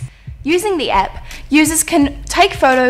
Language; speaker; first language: English; native; English